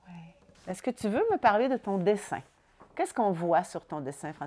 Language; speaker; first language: French; native; French